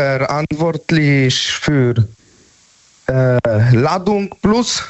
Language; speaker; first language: German; non-native, learner; Polish